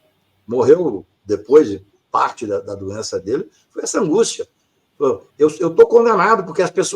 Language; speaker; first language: Portuguese; native; Portuguese